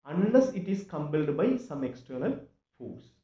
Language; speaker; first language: English; non-native, local second language; Malayalam